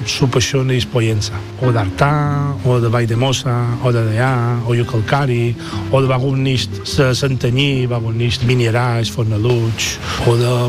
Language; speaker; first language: German; non-native, learner; Spanish